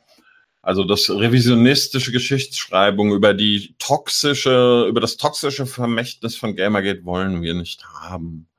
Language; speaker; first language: German; native; German